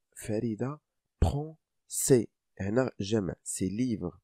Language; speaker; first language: French; non-native, local second language; Arabic